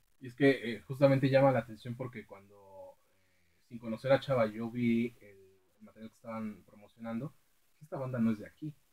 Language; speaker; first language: Spanish; native; Spanish